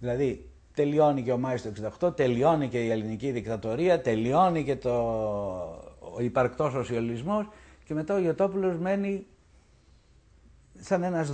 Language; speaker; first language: Greek; native; Greek